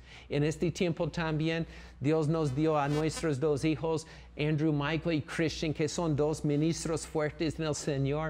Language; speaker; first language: Spanish; non-native, fluent; English